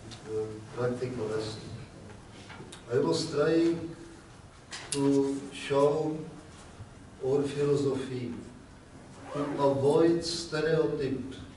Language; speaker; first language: English; non-native, learner; Czech